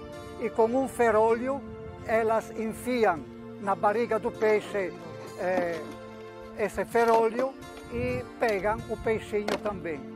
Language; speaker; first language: Portuguese; non-native, fluent; Italian